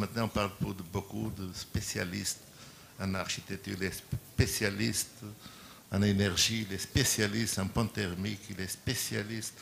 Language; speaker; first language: French; non-native, learner; Portuguese